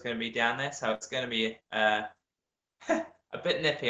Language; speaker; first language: English; native; English